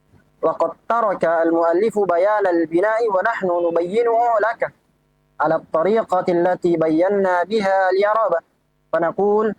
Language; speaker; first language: Arabic; non-native, fluent; Indonesian